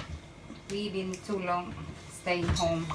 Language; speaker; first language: English; non-native, learner; Indonesian